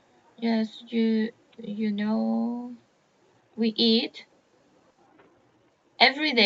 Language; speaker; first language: English; non-native, learner; Korean